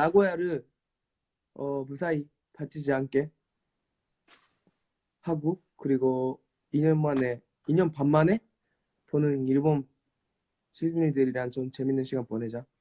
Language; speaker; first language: Korean; non-native, fluent; Japanese